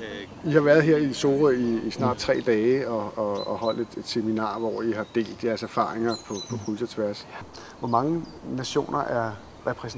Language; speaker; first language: Danish; native; Danish